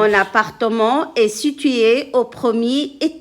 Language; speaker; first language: French; non-native, local second language; Arabic